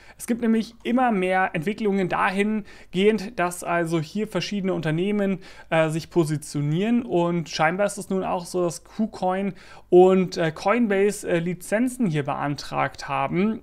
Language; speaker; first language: German; native; German